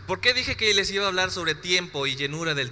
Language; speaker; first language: Spanish; native; Spanish